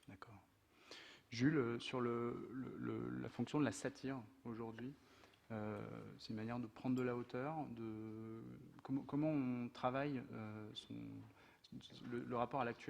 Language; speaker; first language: French; native; French